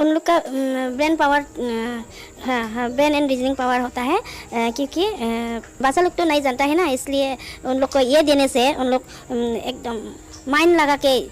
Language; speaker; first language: Hindi; non-native, local second language; Garo